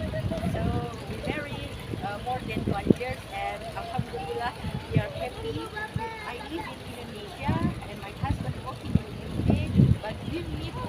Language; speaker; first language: English; non-native, learner; Indonesian